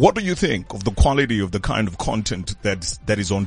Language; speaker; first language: English; non-native, local second language; Tswana